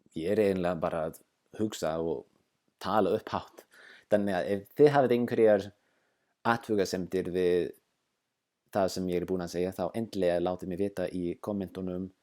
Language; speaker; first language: Icelandic; non-native, fluent; English